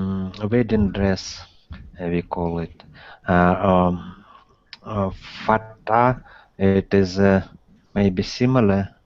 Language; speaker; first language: English; non-native, learner; Russian